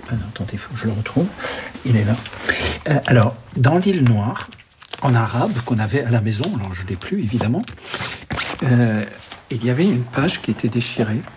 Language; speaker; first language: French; early bilingual, other home language; Arabic